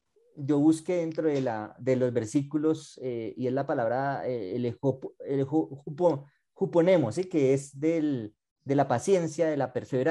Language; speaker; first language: Spanish; native; Spanish